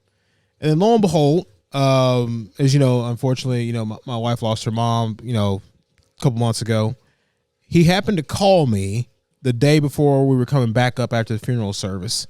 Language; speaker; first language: English; native; English